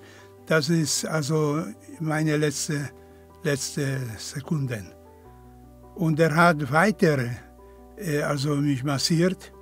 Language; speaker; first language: German; non-native, fluent; Polish